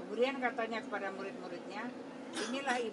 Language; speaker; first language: Indonesian; native; Indonesian